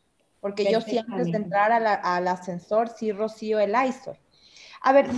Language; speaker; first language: Spanish; native; Spanish